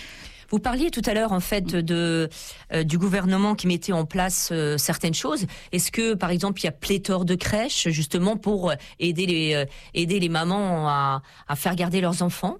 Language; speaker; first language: French; native; French